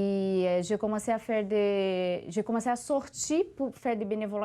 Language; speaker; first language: French; non-native, fluent; Portuguese